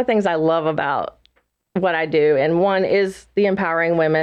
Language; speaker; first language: English; native; English